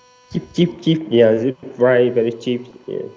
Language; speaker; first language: English; non-native, learner; Vietnamese